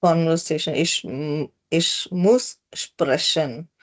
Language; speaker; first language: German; non-native, learner; Hindi